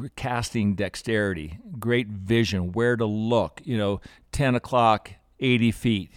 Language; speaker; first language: English; native; English